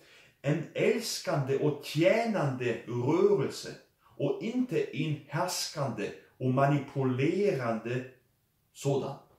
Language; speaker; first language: Swedish; non-native, fluent; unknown